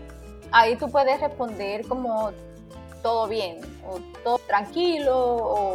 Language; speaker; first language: Spanish; native; Spanish